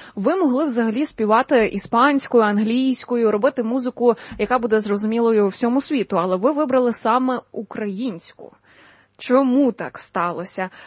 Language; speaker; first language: Ukrainian; native; Ukrainian